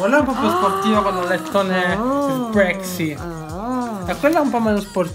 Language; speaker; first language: Italian; native; Italian